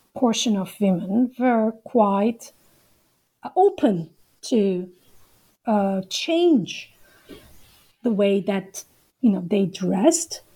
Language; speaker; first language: English; non-native, fluent; Turkish